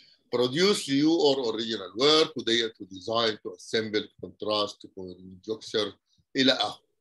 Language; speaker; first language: English; non-native, fluent; Arabic